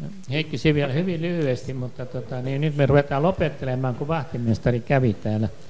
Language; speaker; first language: Finnish; native; Finnish